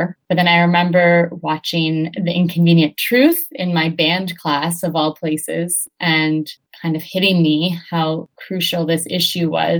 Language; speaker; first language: English; native; English